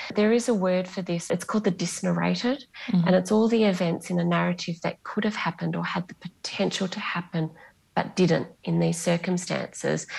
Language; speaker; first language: English; non-native, local second language; Greek